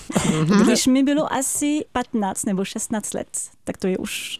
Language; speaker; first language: Czech; non-native, fluent; French